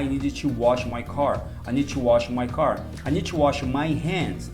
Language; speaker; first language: English; non-native, learner; Portuguese